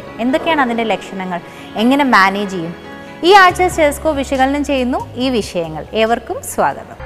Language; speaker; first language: Malayalam; native; Malayalam